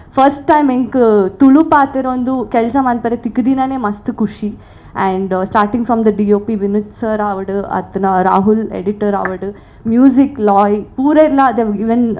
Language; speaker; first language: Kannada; non-native, local second language; Tulu